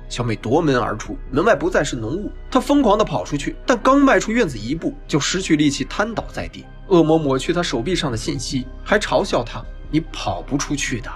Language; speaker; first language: Chinese; native; Chinese